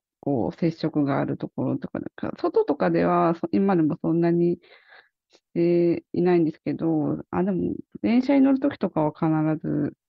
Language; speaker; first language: Japanese; native; Japanese